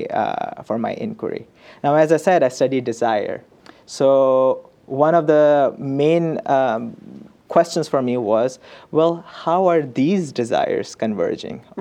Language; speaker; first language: English; non-native, local second language; Urdu